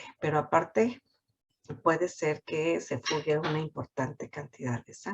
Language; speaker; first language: Spanish; native; Spanish